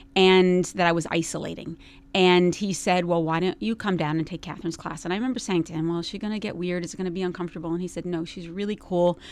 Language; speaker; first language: English; native; English